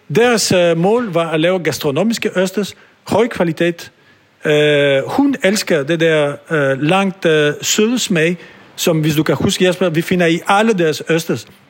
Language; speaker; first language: Danish; non-native, fluent; French